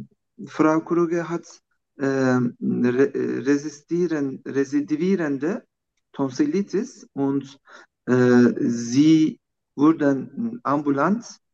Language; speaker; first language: German; non-native, learner; Turkish